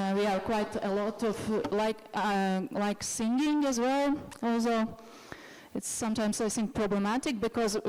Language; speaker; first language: English; non-native, fluent; Latvian